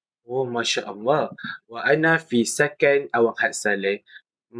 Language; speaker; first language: Arabic; non-native, learner; Malay